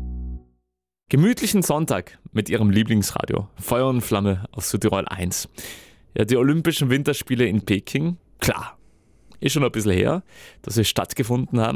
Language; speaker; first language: German; native; German